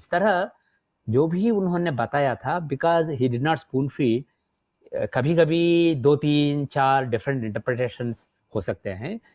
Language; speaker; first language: Hindi; non-native, local second language; Telugu